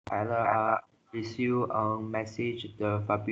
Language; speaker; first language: French; non-native, learner; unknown